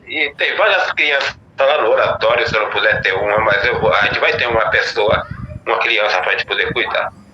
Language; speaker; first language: Portuguese; native; Portuguese